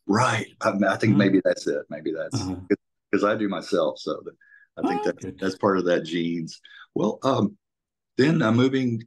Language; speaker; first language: English; native; English